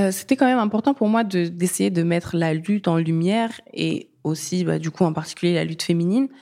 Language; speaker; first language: French; early bilingual, other home language; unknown